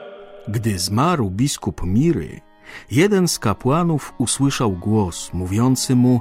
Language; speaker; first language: Polish; native; Polish